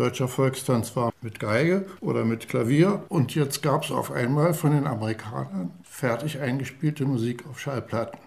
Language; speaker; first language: German; native; German